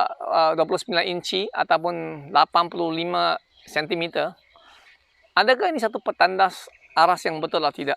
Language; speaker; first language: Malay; non-native, local second language; Chinese